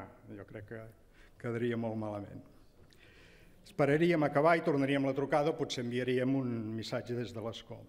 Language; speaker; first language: Catalan; native; Catalan